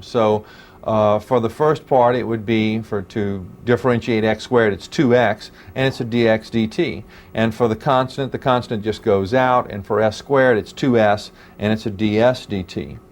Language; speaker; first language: English; native; English